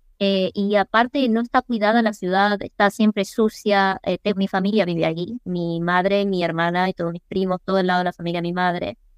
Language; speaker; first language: Spanish; early bilingual, other home language; English